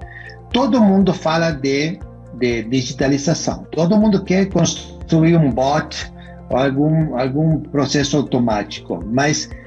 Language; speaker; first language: Portuguese; non-native, fluent; Spanish